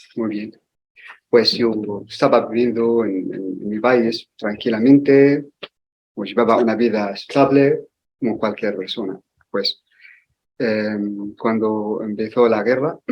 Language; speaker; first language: Spanish; non-native, learner; Arabic